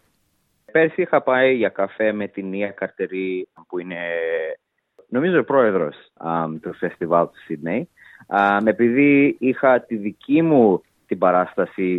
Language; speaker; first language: Greek; early bilingual, heritage; English